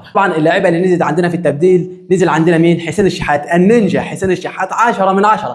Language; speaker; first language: Arabic; native; Arabic